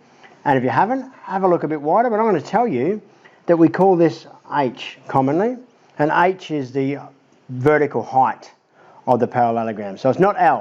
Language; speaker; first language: English; native; English